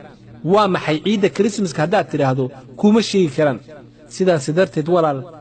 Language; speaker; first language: Somali; native; Somali